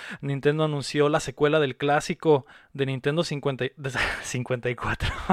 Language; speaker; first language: Spanish; native; Spanish